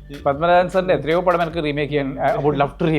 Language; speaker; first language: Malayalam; early bilingual, heritage; Malayalam